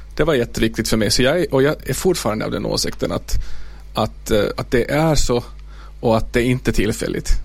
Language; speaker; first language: Swedish; native; Swedish